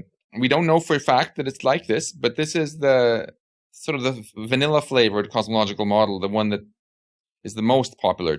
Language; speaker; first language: English; non-native, fluent; Swedish